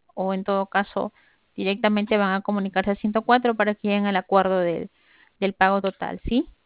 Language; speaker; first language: Spanish; native; Spanish